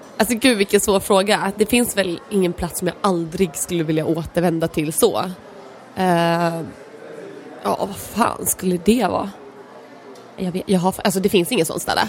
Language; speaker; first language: Swedish; early bilingual, other home language; Polish